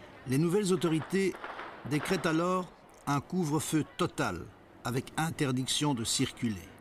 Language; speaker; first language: French; native; French